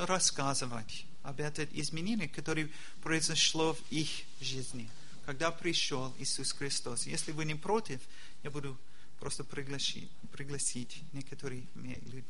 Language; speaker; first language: Russian; non-native, learner; English